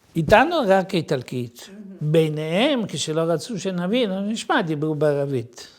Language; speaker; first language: Hebrew; non-native, fluent; Italian